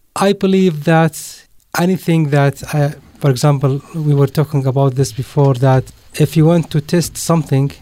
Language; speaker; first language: English; non-native, fluent; Arabic